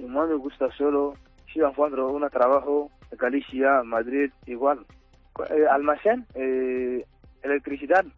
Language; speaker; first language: Spanish; non-native, learner; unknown